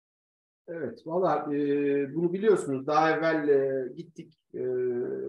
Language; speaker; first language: Turkish; native; Turkish